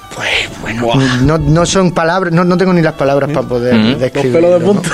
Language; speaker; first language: Spanish; native; Spanish